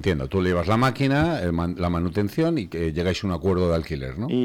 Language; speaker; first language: Spanish; native; Spanish